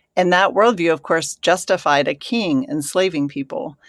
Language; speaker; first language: English; native; English